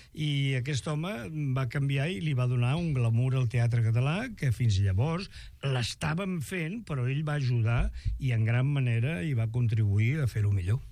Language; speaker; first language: Catalan; non-native, local second language; Spanish